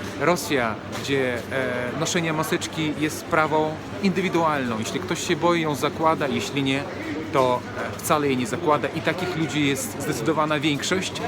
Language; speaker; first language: Polish; non-native, fluent; Russian